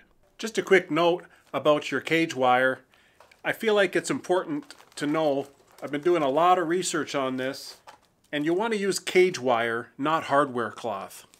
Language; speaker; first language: English; native; English